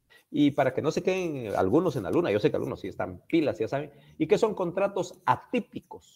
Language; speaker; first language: Spanish; native; Spanish